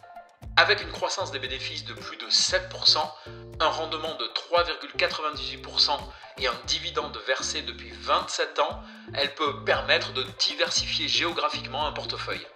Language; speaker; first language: French; native; French